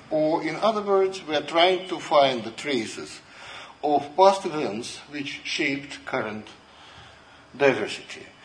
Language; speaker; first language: English; non-native, fluent; Russian